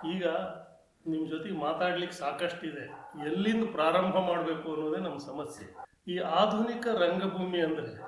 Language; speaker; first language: Kannada; native; Kannada